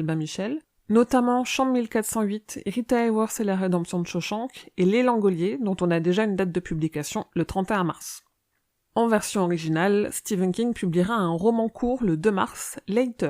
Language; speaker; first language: French; native; French